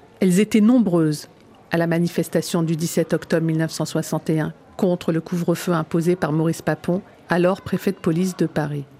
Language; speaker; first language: French; native; French